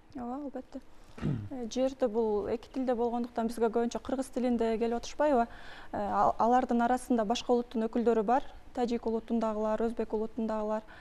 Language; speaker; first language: Kyrgyz; native; Kyrgyz